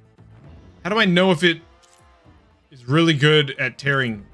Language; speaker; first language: English; native; English